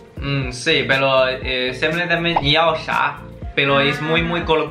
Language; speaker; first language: Spanish; non-native, learner; Chinese